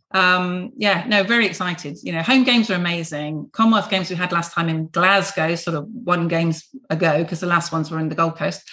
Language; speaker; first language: English; native; English